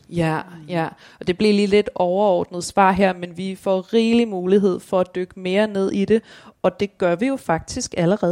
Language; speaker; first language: Danish; native; Danish